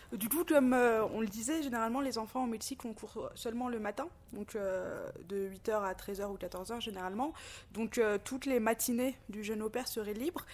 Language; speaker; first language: French; native; French